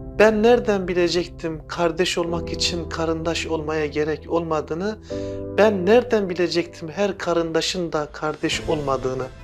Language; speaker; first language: Turkish; non-native, local second language; Kurdish